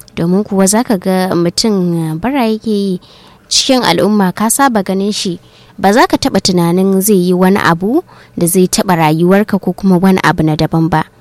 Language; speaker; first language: Hausa; native; Hausa